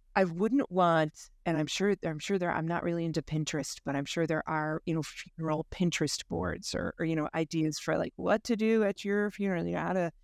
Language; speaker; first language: English; native; English